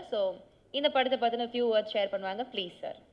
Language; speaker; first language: Tamil; native; Tamil